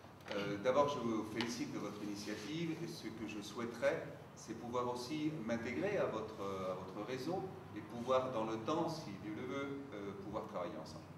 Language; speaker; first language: French; non-native, fluent; Spanish